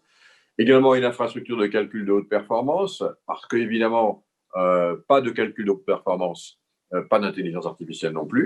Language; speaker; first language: French; native; French